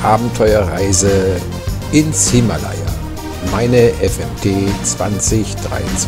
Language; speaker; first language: German; native; German